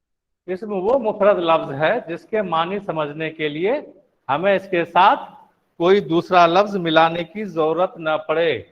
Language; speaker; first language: Urdu; native; Urdu